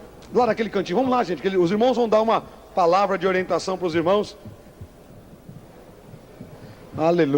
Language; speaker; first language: Portuguese; native; Portuguese